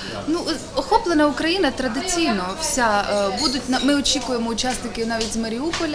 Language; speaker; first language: Ukrainian; native; Ukrainian